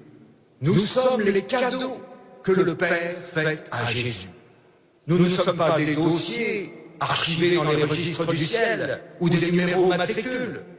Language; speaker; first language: French; native; French